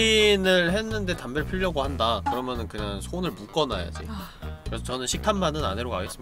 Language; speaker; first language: Korean; native; Korean